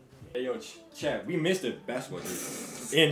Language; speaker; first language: English; native; English